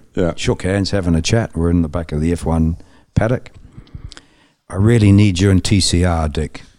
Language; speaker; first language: English; native; English